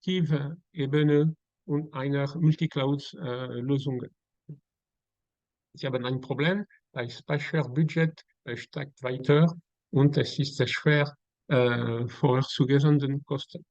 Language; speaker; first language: German; non-native, learner; French